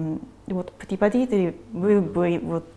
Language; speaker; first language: Russian; non-native, fluent; Japanese